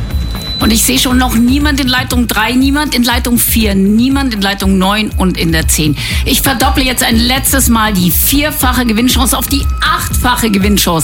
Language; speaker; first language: German; native; German